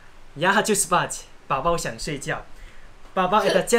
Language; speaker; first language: Russian; non-native, learner; Chinese